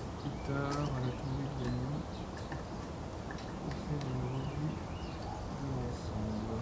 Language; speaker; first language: French; native; French